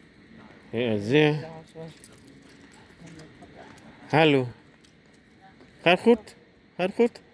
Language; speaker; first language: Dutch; non-native, learner; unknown